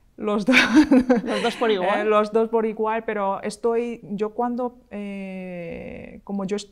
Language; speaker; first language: Spanish; non-native, fluent; Korean